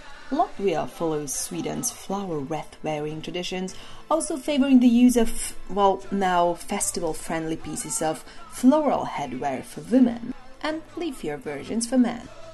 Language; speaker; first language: English; non-native, fluent; Hungarian